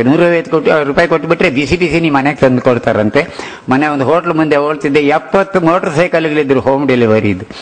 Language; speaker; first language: Kannada; non-native, local second language; Telugu